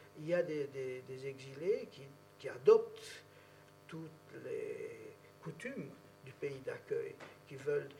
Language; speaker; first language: French; non-native, fluent; Romanian